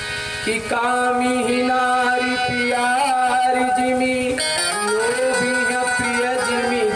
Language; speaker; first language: Hindi; native; Hindi